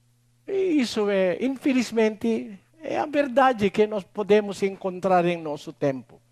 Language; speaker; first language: Portuguese; non-native, learner; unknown